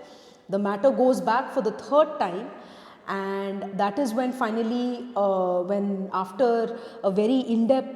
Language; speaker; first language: English; non-native, local second language; Hindi